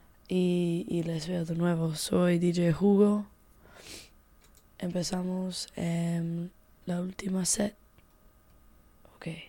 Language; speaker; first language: Spanish; non-native, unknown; English